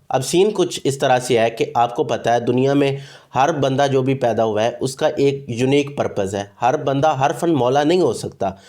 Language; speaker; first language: Urdu; non-native, local second language; Punjabi